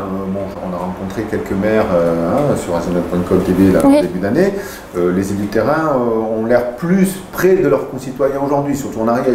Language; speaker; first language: French; native; French